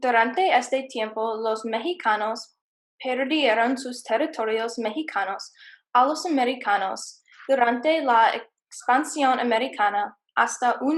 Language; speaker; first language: Spanish; non-native, learner; English